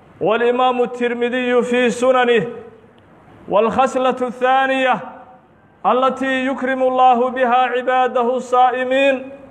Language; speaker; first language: Arabic; non-native, local second language; Somali